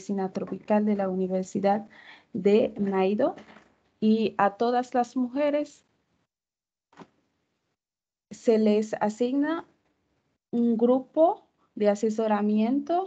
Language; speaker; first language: Spanish; non-native, fluent; Haitian Creole